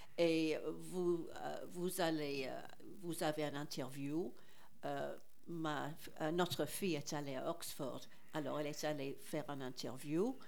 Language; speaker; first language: French; non-native, fluent; English